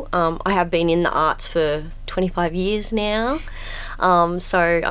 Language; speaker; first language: English; native; English